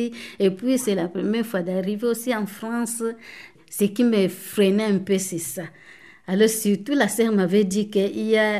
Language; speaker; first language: French; non-native, fluent; Tamil